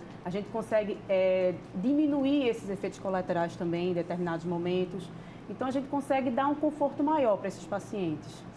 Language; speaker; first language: Portuguese; native; Portuguese